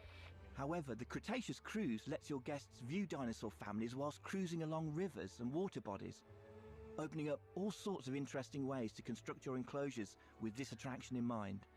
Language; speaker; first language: English; native; English